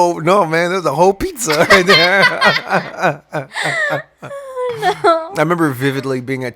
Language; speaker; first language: English; native; English